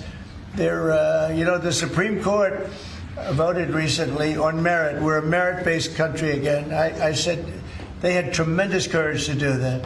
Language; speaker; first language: English; native; English